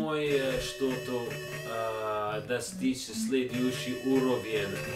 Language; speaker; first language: Russian; non-native, learner; English